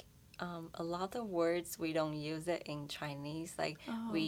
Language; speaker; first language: English; non-native, fluent; Chinese